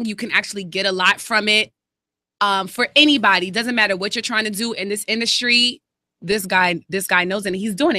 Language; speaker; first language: English; native; English